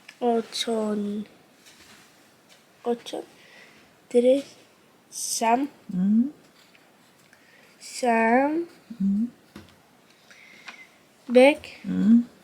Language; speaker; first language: Korean; early bilingual, heritage; Spanish